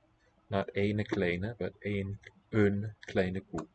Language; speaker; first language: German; non-native, learner; English